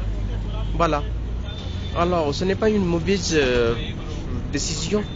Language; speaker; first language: French; non-native, learner; Hindi